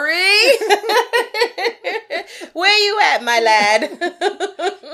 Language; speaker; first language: English; native; English